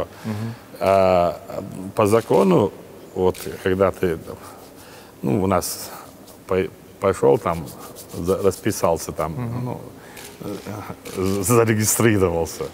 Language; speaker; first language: Russian; non-native, local second language; Chechen